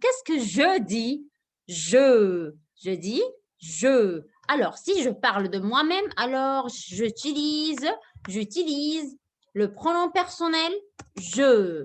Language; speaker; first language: French; non-native, fluent; Arabic